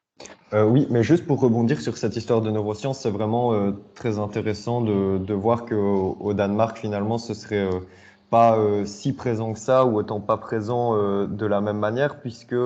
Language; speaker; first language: French; native; French